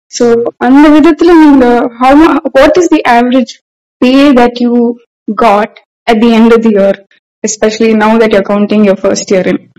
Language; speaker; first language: English; non-native, local second language; Tamil